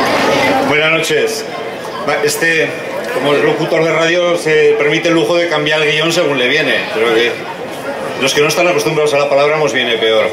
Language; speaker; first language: Spanish; native; Spanish